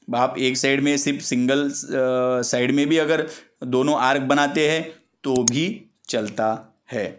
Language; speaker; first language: Hindi; non-native, local second language; Marathi